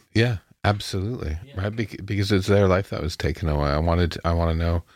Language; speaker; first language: English; native; English